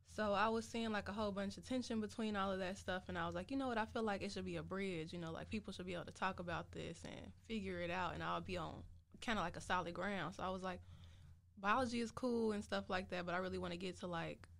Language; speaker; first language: English; native; English